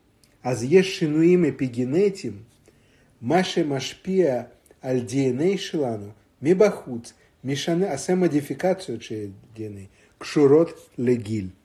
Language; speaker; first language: Hebrew; non-native, fluent; Russian